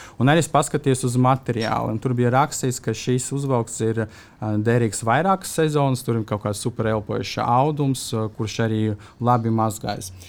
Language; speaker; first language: Latvian; non-native, local second language; Russian